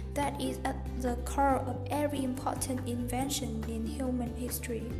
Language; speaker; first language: English; non-native, fluent; Vietnamese